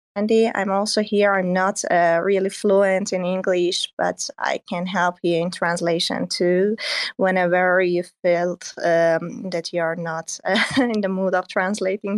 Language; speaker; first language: English; non-native, fluent; Persian